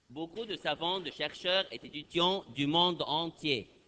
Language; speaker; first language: French; non-native, fluent; Arabic